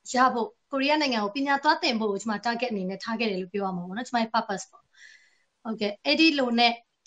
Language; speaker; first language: Burmese; native; Burmese